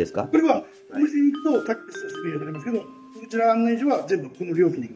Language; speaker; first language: Japanese; native; Japanese